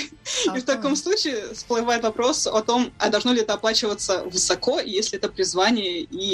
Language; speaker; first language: Russian; native; Russian